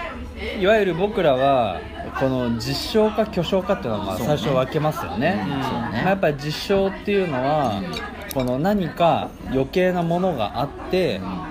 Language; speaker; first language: Japanese; native; Japanese